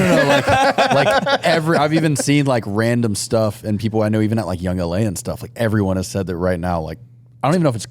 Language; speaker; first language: English; native; English